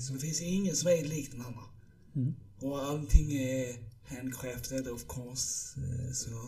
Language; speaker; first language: Swedish; early bilingual, other home language; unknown